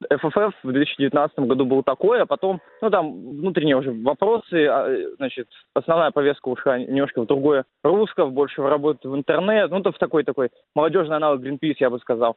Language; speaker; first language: Russian; native; Russian